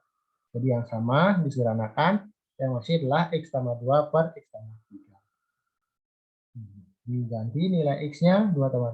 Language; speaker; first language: Indonesian; native; Indonesian